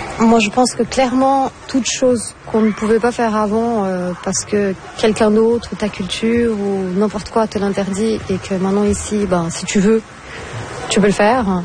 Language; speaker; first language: French; non-native, fluent; Portuguese